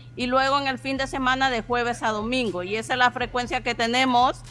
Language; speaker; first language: Spanish; native; Spanish